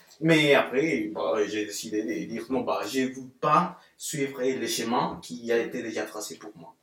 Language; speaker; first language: French; non-native, fluent; Spanish